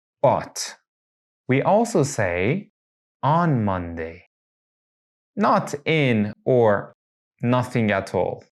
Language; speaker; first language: English; non-native, fluent; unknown